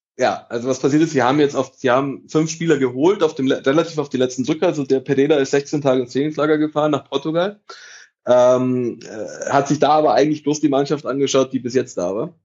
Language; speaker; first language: German; early bilingual, other home language; Italian